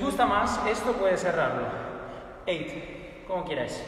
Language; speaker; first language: Spanish; non-native, fluent; Italian